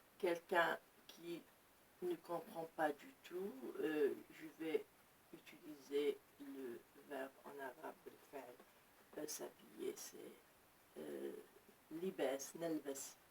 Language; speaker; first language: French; non-native, local second language; Arabic